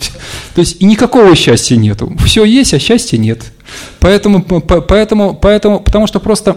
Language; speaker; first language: Russian; native; Russian